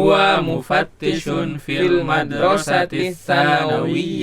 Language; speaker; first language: Arabic; non-native, learner; Indonesian